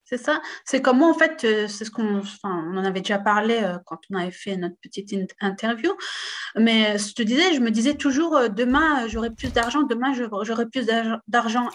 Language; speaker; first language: French; native; French